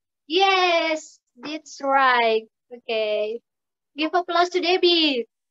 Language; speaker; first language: English; non-native, learner; Indonesian